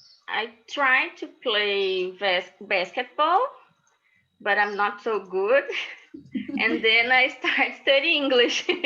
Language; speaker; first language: English; non-native, learner; Portuguese